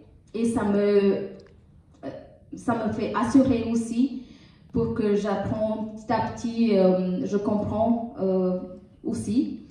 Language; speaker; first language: French; non-native, learner; Tamil